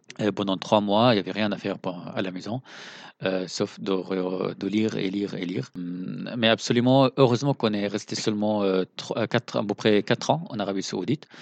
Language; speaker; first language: French; non-native, fluent; Arabic